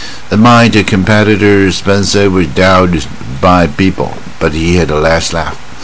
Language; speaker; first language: English; non-native, fluent; Chinese